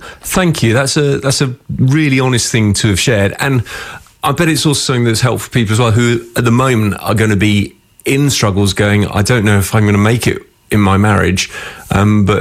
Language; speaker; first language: English; native; English